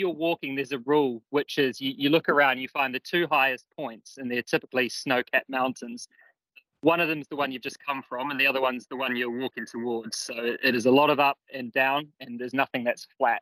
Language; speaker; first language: English; native; English